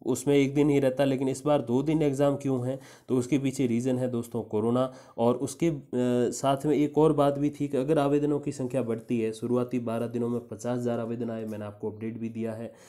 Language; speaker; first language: Hindi; native; Hindi